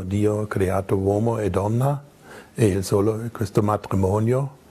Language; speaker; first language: Italian; non-native, fluent; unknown